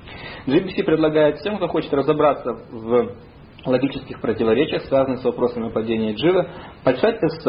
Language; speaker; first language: Russian; native; Russian